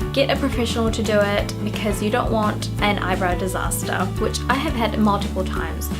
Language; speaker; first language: English; non-native, local second language; Sinhala